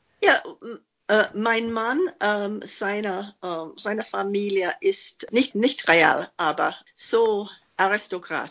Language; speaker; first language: German; non-native, fluent; English